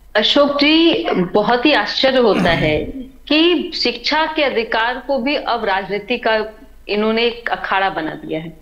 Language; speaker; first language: Hindi; native; Hindi